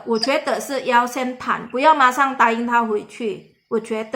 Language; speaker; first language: Chinese; non-native, fluent; Indonesian